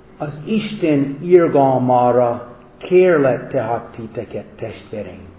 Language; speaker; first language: Hungarian; non-native, fluent; English